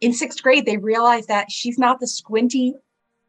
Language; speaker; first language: English; early bilingual, other home language; Polish